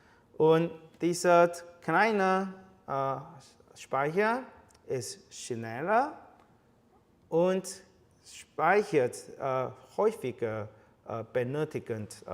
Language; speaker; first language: German; non-native, fluent; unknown